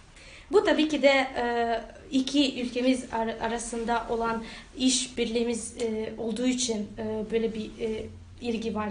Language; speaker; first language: Turkish; non-native, fluent; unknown